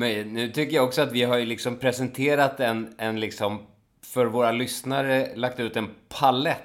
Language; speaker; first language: Swedish; native; Swedish